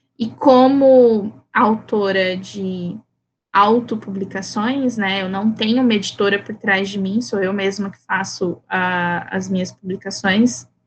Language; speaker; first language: Portuguese; native; Portuguese